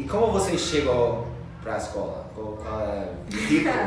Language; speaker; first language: Portuguese; non-native, fluent; English